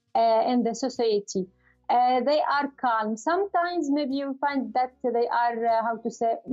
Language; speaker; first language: English; non-native, learner; Arabic